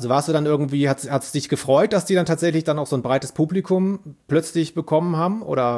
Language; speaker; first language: German; native; German